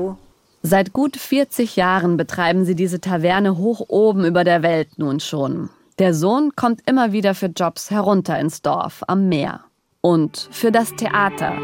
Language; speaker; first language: German; native; German